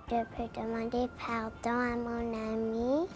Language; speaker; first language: French; non-native, local second language; English